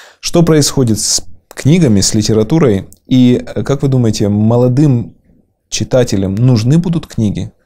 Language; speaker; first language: Russian; native; Russian